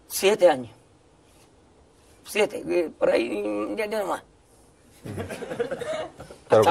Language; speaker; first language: Spanish; native; Spanish